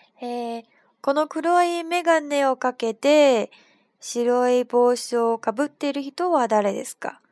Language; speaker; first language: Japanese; non-native, fluent; Chinese